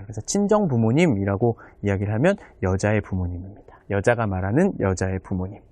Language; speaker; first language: Korean; native; Korean